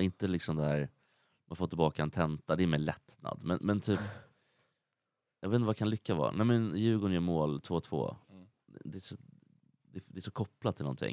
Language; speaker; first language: Swedish; native; Swedish